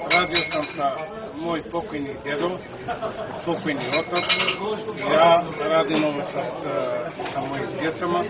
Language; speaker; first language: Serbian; non-native, local second language; Romany